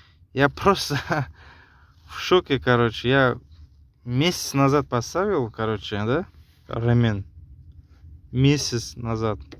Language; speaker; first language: Russian; non-native, local second language; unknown